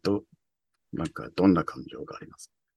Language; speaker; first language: Japanese; early bilingual, heritage; English